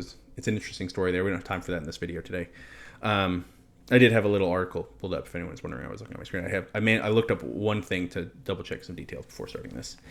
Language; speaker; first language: English; native; English